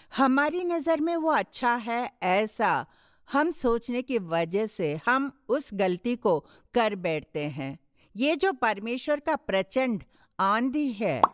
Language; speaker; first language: Hindi; non-native, local second language; Tamil